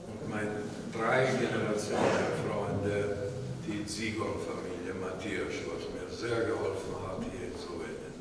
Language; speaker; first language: German; non-native, fluent; Italian